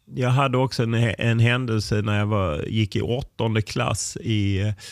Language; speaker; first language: Swedish; native; Swedish